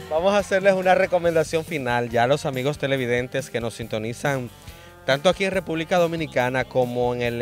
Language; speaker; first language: Spanish; native; Spanish